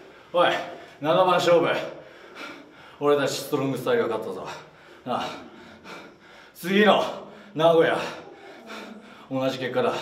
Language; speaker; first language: Japanese; native; Japanese